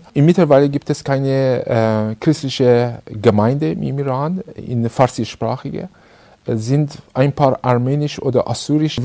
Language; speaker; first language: German; non-native, fluent; Persian